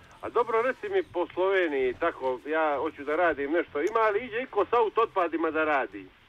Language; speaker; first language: Serbian; native; Serbian